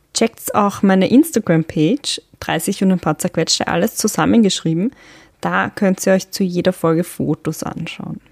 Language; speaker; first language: German; native; German